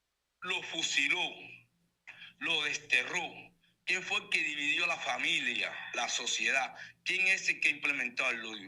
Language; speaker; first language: Spanish; native; Spanish